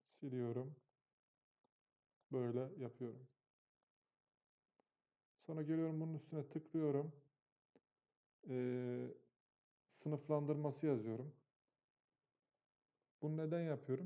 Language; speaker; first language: Turkish; native; Turkish